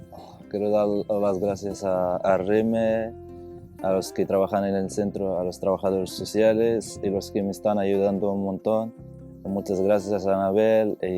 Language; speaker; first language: Spanish; non-native, fluent; Arabic